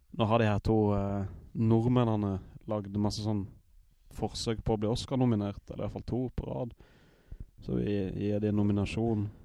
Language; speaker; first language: Norwegian; native; Norwegian